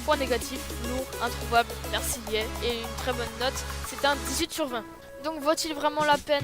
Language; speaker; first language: French; native; French